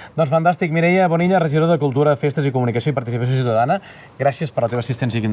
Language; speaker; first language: Catalan; native; Catalan